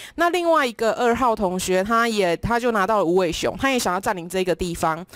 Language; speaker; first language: Chinese; native; Chinese